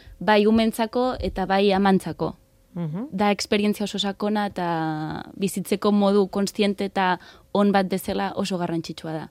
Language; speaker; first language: Basque; non-native, fluent; Catalan